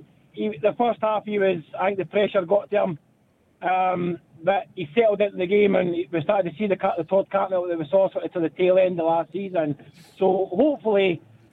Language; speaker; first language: English; native; English